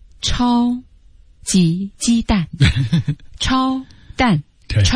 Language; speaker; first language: Chinese; native; Chinese